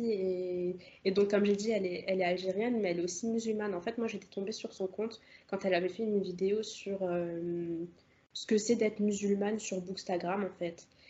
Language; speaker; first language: French; native; French